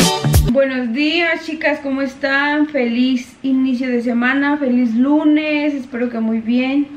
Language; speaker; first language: Spanish; native; Spanish